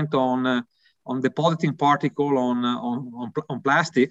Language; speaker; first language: English; non-native, fluent; Italian